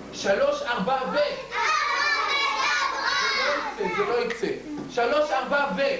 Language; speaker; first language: Hebrew; native; Hebrew